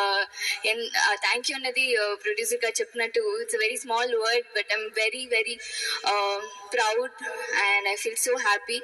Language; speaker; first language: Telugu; non-native, learner; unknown